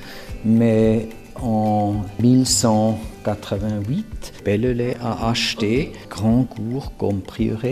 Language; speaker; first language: French; non-native, fluent; German